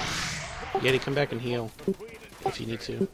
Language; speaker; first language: English; native; English